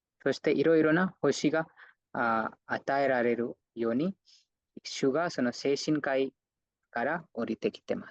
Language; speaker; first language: Japanese; non-native, fluent; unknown